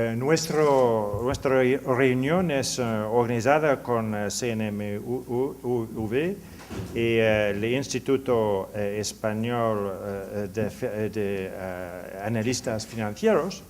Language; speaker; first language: Spanish; non-native, learner; English